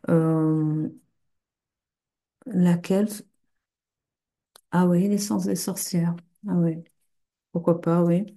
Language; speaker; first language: French; native; French